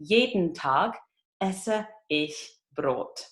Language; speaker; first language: German; non-native, fluent; English